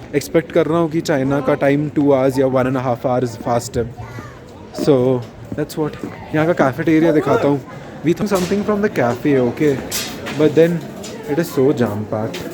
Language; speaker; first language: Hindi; non-native, local second language; Bangla